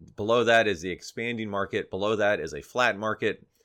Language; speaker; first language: English; native; English